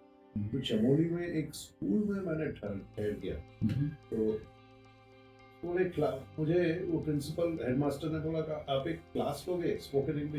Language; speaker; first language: Hindi; non-native, local second language; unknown